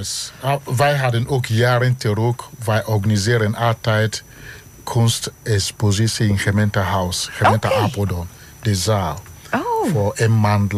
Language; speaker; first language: Dutch; non-native, learner; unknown